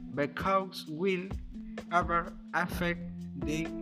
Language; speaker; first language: English; non-native, learner; Spanish